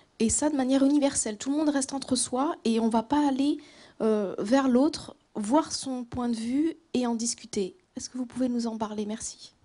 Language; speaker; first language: French; native; French